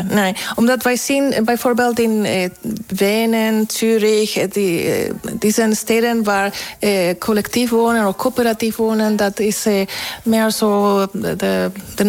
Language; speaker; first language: Dutch; non-native, fluent; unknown